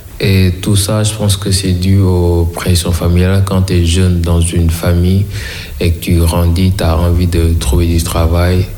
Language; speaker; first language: French; non-native, local second language; Wolof